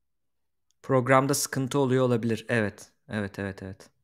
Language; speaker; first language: Turkish; native; Turkish